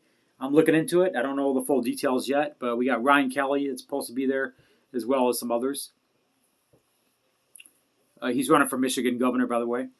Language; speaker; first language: English; native; English